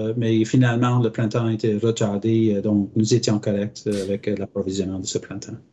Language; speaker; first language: French; non-native, local second language; English